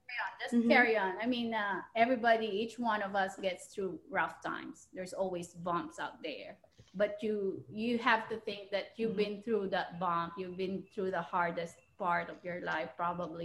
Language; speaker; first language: English; non-native, local second language; Filipino